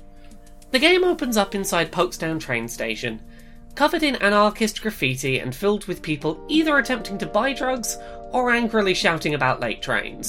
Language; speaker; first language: English; native; English